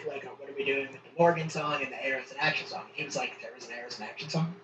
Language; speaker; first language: English; native; English